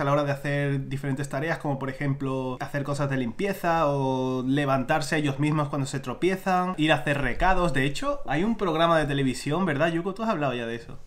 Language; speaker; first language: Spanish; native; Spanish